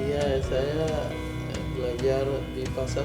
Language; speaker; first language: Indonesian; non-native, learner; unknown